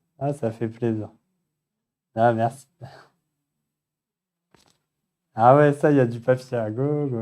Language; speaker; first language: French; native; French